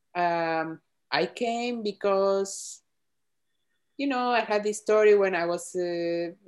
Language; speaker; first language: English; non-native, fluent; Spanish